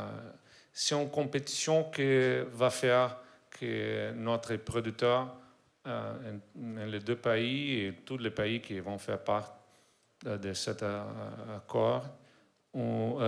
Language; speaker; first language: French; non-native, learner; Portuguese